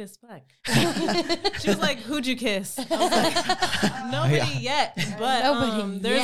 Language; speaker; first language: English; native; English